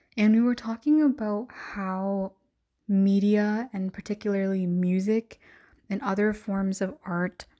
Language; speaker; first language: English; native; English